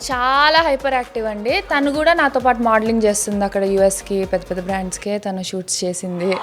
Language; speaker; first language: Telugu; native; Telugu